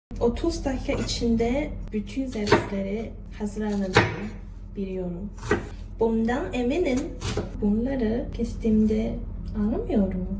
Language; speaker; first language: Turkish; non-native, learner; Chinese